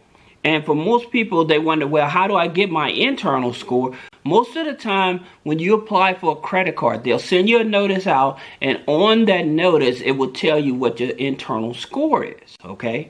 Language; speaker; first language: English; native; English